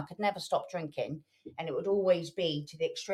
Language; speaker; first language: English; native; English